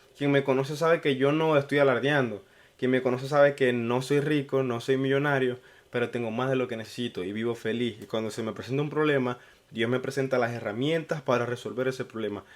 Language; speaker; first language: Spanish; native; Spanish